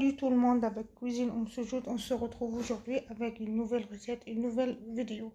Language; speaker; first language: French; non-native, fluent; Arabic